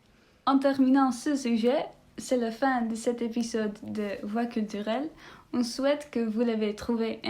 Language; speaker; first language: French; non-native, learner; Dutch